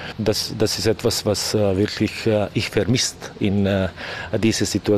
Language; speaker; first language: German; non-native, learner; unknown